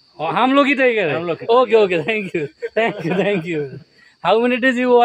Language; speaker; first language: Hindi; non-native, learner; Bangla